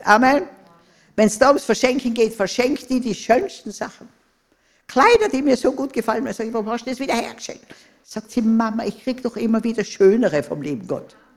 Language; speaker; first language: German; native; German